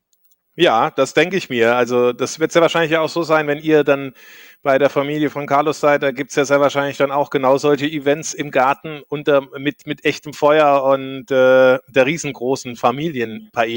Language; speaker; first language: German; native; German